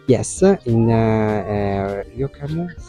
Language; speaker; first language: English; non-native, learner; Italian